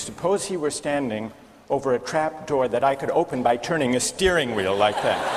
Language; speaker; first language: English; native; English